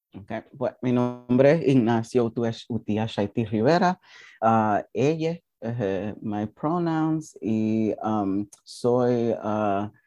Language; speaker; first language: Spanish; early bilingual, heritage; English